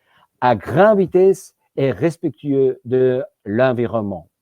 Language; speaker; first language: French; non-native, fluent; Georgian